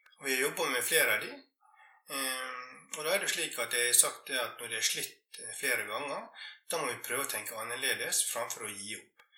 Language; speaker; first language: Norwegian; native; Norwegian